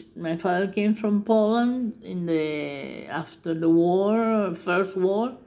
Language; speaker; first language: English; non-native, fluent; Spanish